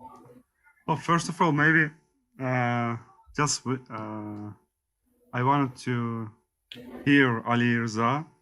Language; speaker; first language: English; non-native, learner; Turkish